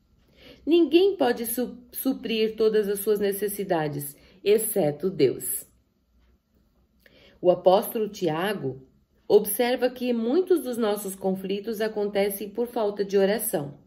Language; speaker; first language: Portuguese; native; Portuguese